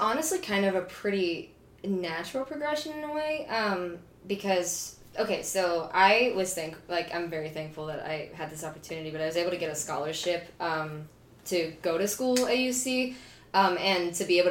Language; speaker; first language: English; native; English